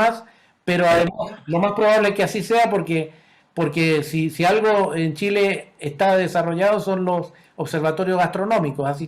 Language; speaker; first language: Spanish; native; Spanish